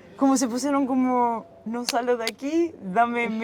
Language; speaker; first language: Spanish; non-native, fluent; Portuguese